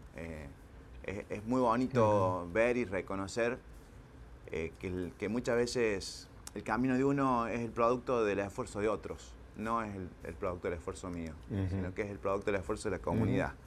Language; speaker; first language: Spanish; native; Spanish